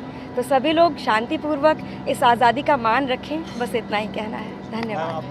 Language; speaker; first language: Hindi; native; Hindi